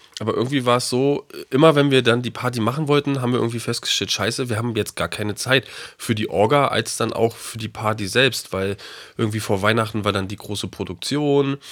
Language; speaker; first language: German; native; German